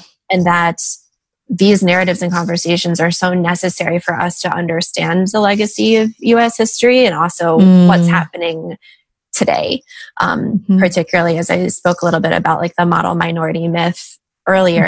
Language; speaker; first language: English; native; English